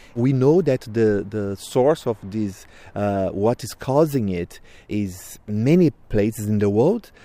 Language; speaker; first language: English; non-native, fluent; Portuguese